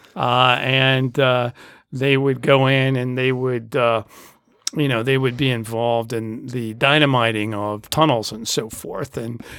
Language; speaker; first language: English; native; English